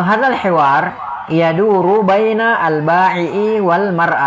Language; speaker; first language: Arabic; non-native, fluent; Indonesian